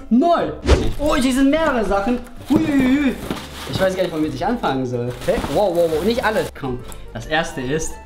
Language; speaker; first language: German; early bilingual, other home language; Russian